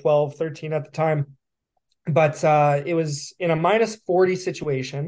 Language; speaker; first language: English; native; English